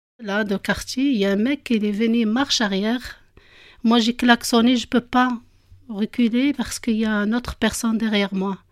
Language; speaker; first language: French; non-native, local second language; Arabic